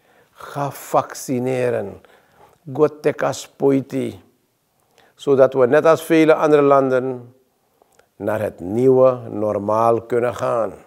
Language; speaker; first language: Dutch; native; Dutch